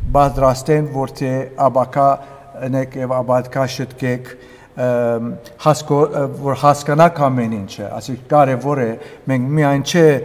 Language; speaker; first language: Armenian; early bilingual, heritage; Armenian